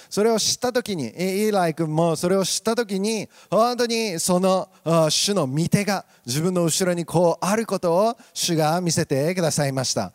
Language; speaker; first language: Japanese; native; Japanese